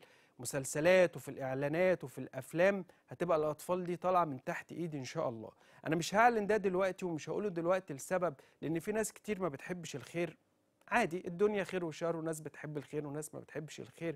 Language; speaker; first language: Arabic; native; Arabic